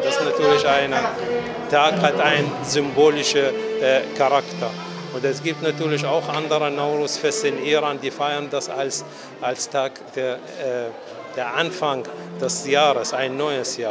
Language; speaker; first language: German; non-native, fluent; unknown